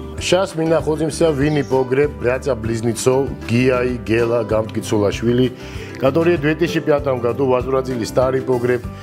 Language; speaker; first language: Russian; non-native, fluent; Georgian